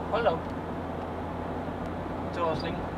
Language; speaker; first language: Danish; native; Danish